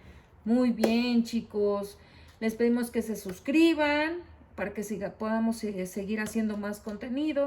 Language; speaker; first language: Spanish; native; Spanish